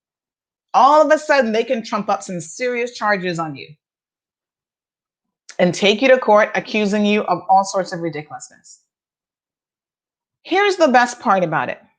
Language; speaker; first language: English; native; English